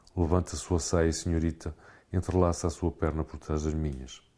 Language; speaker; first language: Portuguese; native; Portuguese